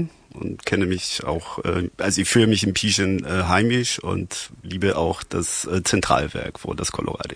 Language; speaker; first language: German; non-native, fluent; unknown